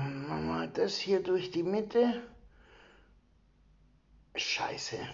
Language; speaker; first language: German; native; German